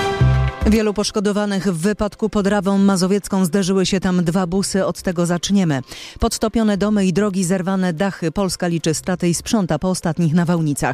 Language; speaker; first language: Polish; native; Polish